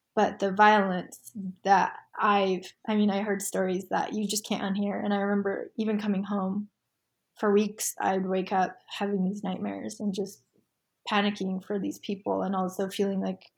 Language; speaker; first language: English; early bilingual, other home language; Spanish